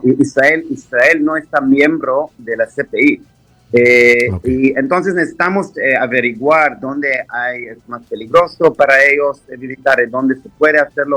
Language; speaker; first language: Spanish; non-native, fluent; Hebrew